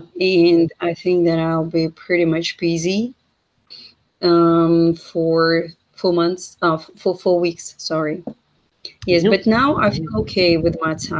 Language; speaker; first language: English; non-native, fluent; Russian